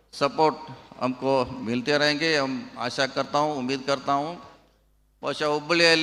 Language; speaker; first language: Hindi; non-native, local second language; Kannada